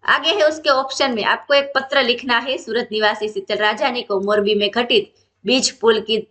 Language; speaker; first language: Hindi; non-native, local second language; Gujarati